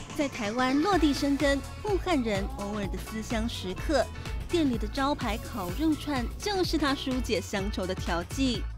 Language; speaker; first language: Chinese; native; Chinese